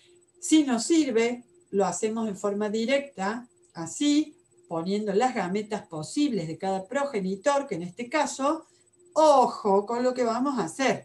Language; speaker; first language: Spanish; native; Spanish